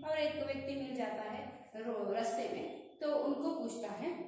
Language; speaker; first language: Hindi; non-native, local second language; Kannada